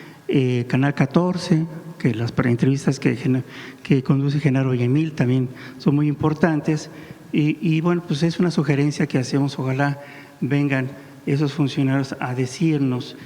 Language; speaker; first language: Spanish; native; Spanish